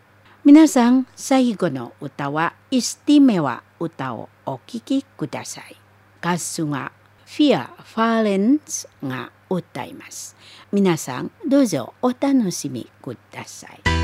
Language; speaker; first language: Japanese; non-native, learner; Indonesian